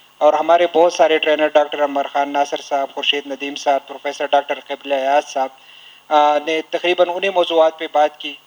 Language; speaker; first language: Urdu; non-native, local second language; Pashto